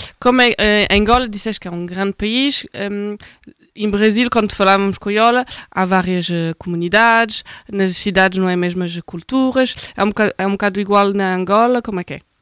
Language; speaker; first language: Portuguese; early bilingual, heritage; Portuguese